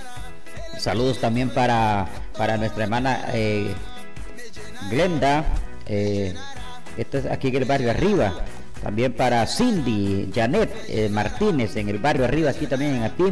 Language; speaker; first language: Spanish; native; Spanish